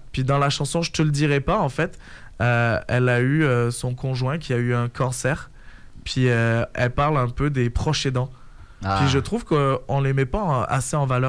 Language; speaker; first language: French; native; French